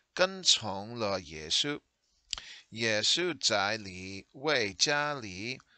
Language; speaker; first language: Chinese; non-native, learner; English